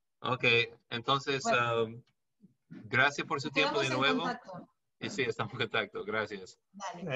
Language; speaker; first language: Spanish; non-native, learner; English